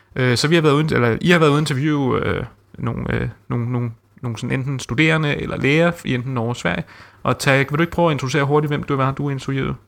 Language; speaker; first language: Danish; native; Danish